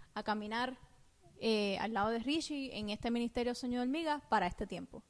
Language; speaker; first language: Spanish; native; Spanish